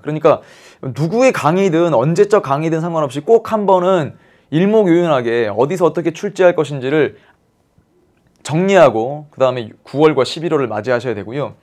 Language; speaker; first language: Korean; native; Korean